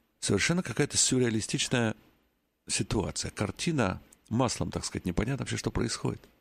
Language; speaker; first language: Russian; native; Russian